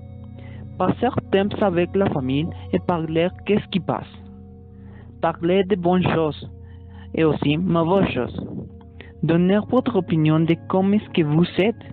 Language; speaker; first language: French; non-native, learner; Spanish